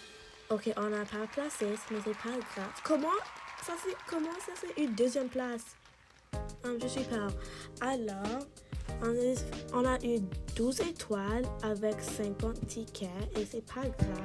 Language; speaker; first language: French; non-native, learner; English